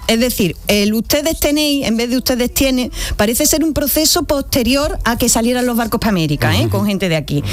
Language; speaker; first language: Spanish; native; Spanish